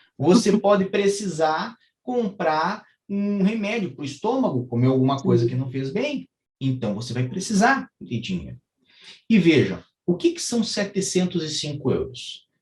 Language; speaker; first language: Portuguese; native; Portuguese